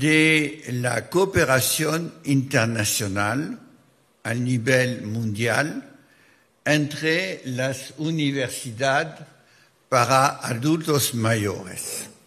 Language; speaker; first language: Spanish; non-native, fluent; French